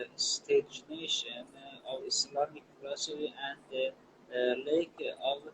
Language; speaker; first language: English; non-native, learner; Persian